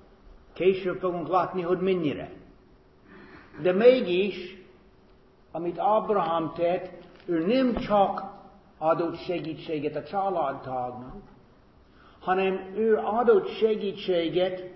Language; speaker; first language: Hungarian; non-native, fluent; English